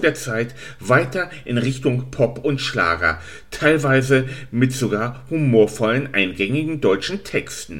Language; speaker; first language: German; native; German